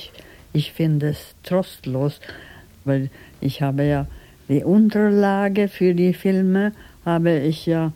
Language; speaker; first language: German; non-native, fluent; Swedish